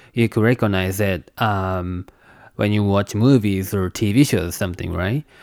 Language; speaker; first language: English; non-native, fluent; Japanese